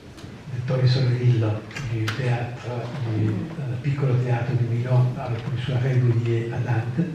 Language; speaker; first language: French; non-native, fluent; Italian